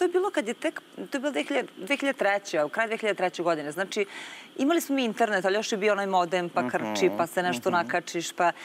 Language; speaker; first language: Serbian; native; Serbian